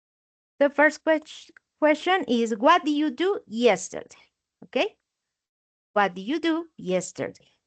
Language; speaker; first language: English; non-native, learner; Spanish